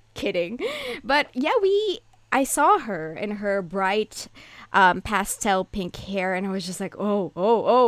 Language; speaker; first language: English; non-native, local second language; Filipino